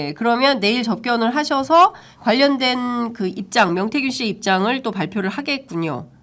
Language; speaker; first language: Korean; native; Korean